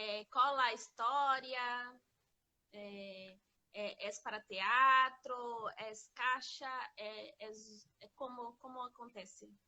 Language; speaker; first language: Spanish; non-native, learner; Portuguese